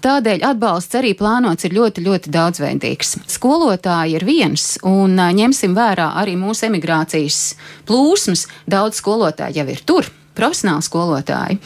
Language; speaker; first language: Latvian; native; Latvian